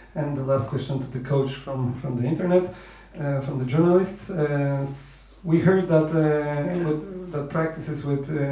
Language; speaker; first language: English; non-native, learner; Polish